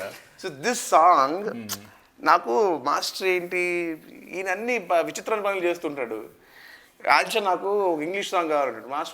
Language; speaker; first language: Telugu; native; Telugu